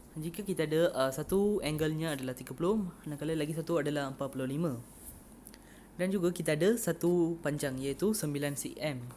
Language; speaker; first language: Malay; non-native, local second language; Tamil